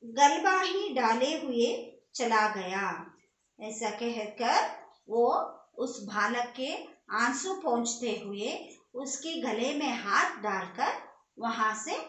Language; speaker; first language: Hindi; non-native, local second language; Kannada